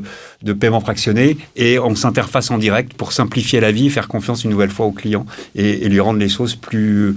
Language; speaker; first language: French; native; French